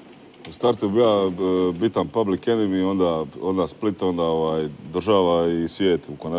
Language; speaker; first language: Bosnian; native; Bosnian